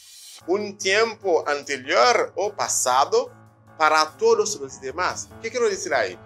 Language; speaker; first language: Spanish; non-native, fluent; Haitian Creole